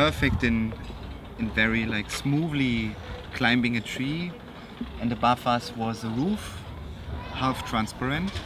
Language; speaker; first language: English; non-native, fluent; German